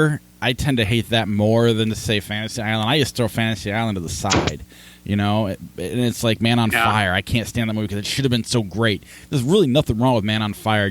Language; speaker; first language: English; native; English